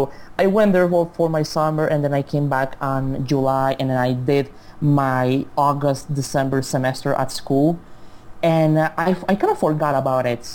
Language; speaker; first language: English; non-native, fluent; Spanish